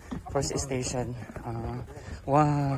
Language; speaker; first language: English; non-native, local second language; Korean